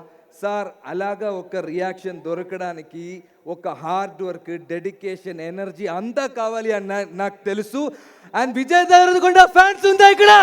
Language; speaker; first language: Telugu; non-native, learner; Malayalam